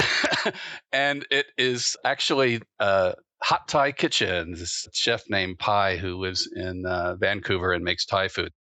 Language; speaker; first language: English; native; English